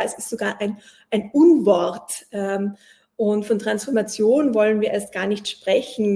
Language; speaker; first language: German; native; German